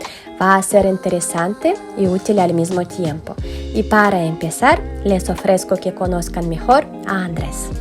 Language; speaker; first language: Spanish; non-native, fluent; Russian